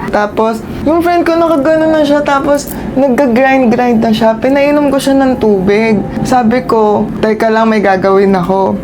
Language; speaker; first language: Filipino; non-native, local second language; Cebuano